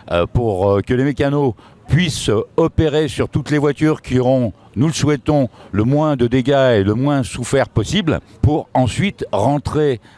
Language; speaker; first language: French; native; French